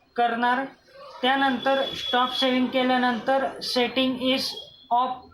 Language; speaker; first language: Marathi; non-native, local second language; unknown